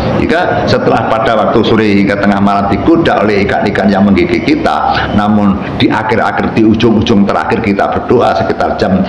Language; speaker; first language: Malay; non-native, local second language; Javanese